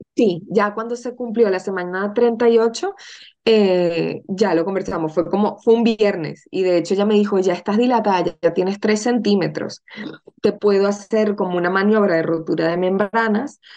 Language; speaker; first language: Spanish; native; Spanish